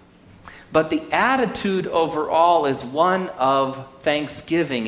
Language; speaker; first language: English; native; English